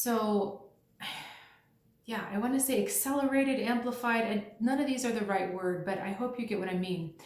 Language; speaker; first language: English; native; English